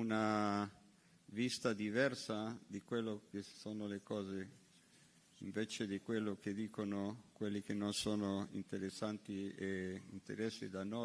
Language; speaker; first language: Italian; non-native, fluent; Hebrew